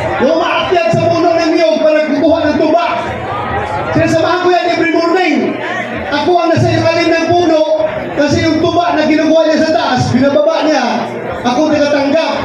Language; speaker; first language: Filipino; non-native, local second language; Cebuano